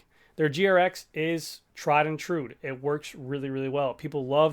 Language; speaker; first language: English; native; English